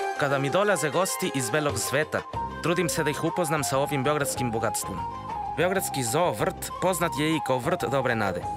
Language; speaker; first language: Serbian; non-native, fluent; Spanish